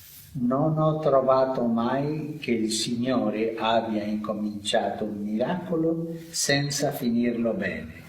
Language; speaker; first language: Italian; non-native, fluent; Spanish